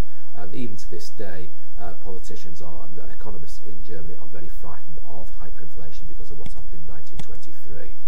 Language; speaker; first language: English; native; English